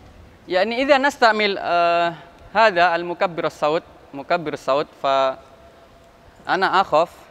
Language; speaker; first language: Arabic; non-native, fluent; Indonesian